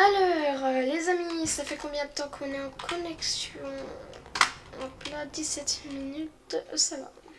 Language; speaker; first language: French; native; French